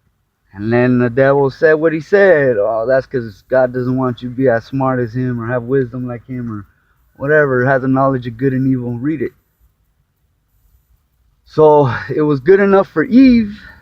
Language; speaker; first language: English; native; English